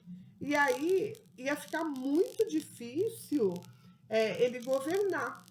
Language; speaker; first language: Portuguese; native; Portuguese